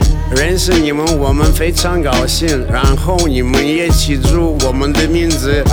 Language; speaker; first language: Chinese; non-native, learner; Russian